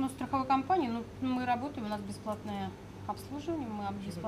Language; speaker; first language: Russian; native; Russian